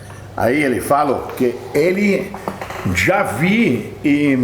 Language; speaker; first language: Portuguese; non-native, fluent; French